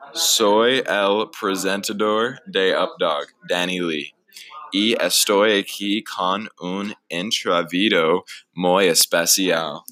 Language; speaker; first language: Spanish; non-native, learner; English